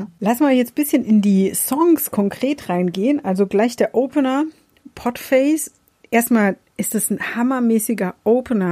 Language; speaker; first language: German; native; German